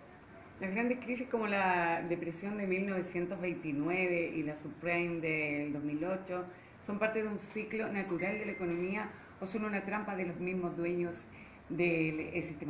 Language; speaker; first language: Spanish; native; Spanish